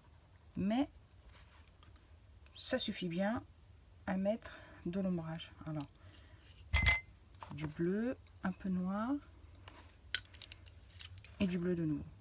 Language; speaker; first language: French; native; French